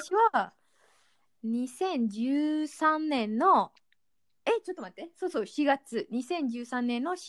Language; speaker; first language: Japanese; non-native, fluent; Malay